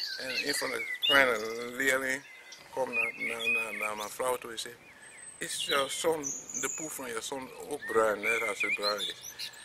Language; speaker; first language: Dutch; non-native, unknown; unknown